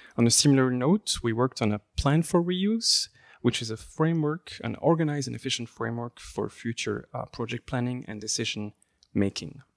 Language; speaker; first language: English; non-native, fluent; French